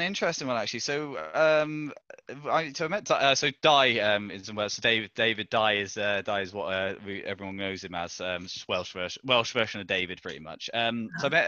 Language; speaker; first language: English; native; English